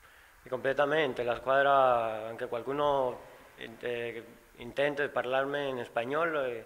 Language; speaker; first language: Italian; non-native, learner; Spanish